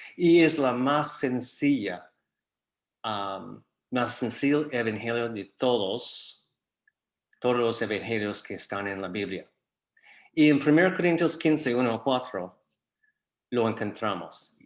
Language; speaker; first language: Spanish; non-native, fluent; English